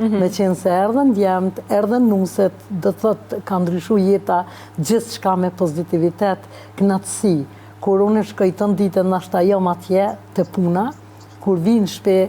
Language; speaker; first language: Albanian; native; Albanian